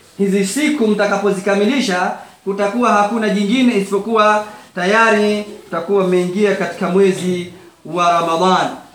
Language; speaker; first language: Swahili; native; Swahili